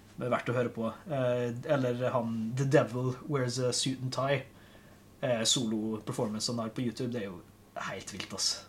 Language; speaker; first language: Norwegian; native; Norwegian